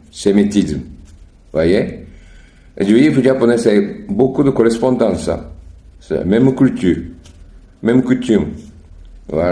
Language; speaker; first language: French; non-native, learner; Japanese